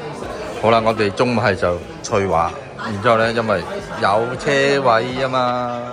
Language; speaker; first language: Chinese; native; Chinese